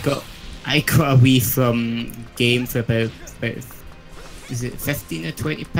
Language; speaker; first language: English; native; English